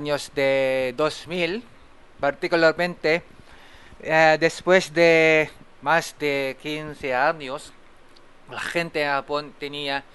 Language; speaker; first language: Spanish; non-native, fluent; Japanese